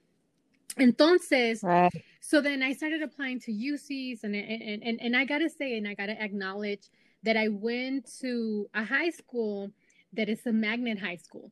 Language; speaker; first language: English; native; English